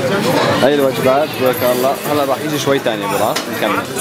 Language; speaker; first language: Arabic; native; Arabic